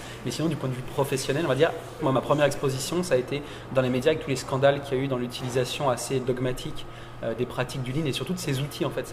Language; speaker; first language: French; native; French